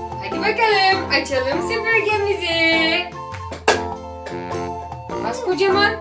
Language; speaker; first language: Turkish; native; Turkish